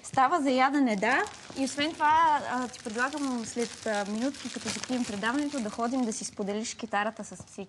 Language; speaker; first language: Bulgarian; native; Bulgarian